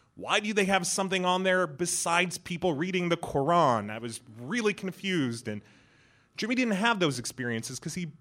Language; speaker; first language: English; early bilingual, other home language; Persian